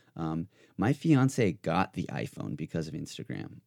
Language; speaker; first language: English; native; English